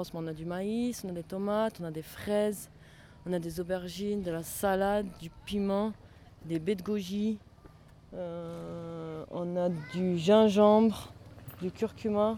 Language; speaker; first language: French; native; French